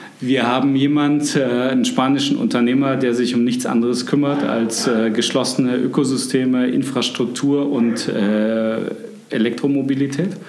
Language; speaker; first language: German; native; German